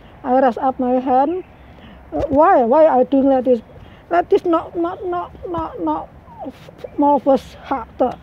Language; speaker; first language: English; non-native, learner; Indonesian